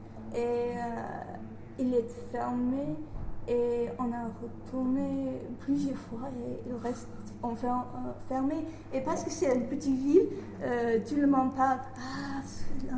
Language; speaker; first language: French; non-native, learner; English